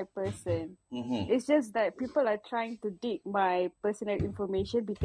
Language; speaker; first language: English; non-native, local second language; Malay